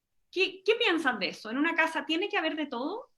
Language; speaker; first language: Spanish; native; Spanish